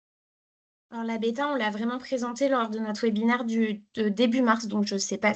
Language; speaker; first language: French; native; French